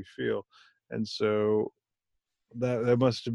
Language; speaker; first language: English; non-native, fluent; Hindi